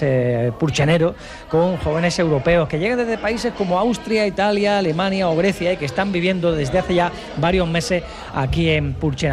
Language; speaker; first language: Spanish; native; Spanish